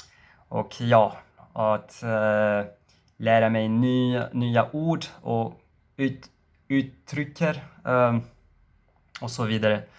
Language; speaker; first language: Swedish; non-native, learner; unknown